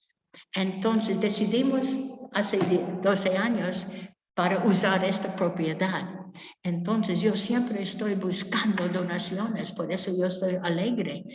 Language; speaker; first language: Spanish; non-native, fluent; English